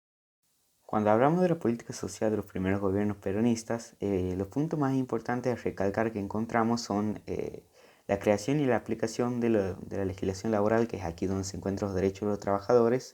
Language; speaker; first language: Spanish; native; Spanish